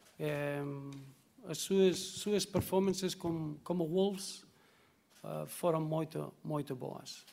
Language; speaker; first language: Portuguese; non-native, learner; Spanish